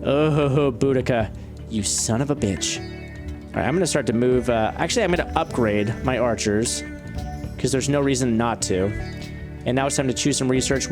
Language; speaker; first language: English; native; English